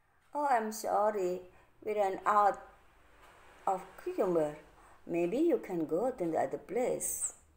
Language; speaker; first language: English; non-native, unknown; Indonesian